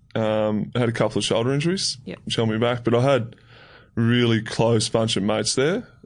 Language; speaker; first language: English; native; English